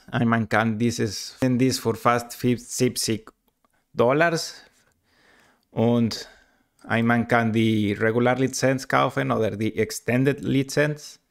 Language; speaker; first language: German; non-native, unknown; Spanish